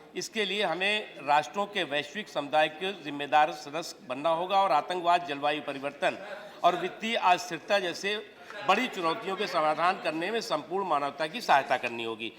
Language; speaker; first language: Hindi; native; Hindi